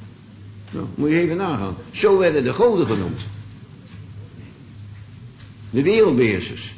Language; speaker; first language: Dutch; native; Dutch